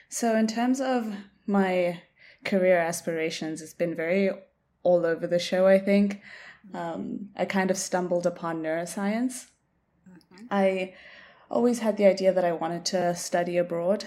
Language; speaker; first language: English; non-native, local second language; Tswana